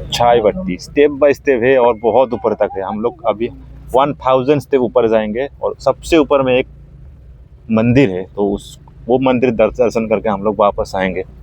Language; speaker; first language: Hindi; non-native, local second language; Assamese